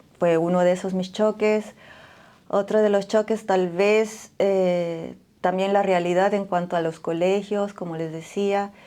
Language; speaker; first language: Spanish; native; Spanish